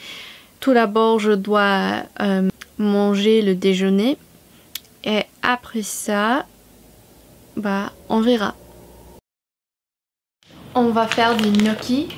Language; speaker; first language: French; non-native, fluent; English